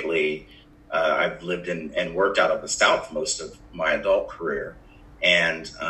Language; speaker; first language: English; native; English